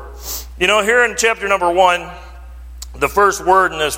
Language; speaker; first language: English; native; English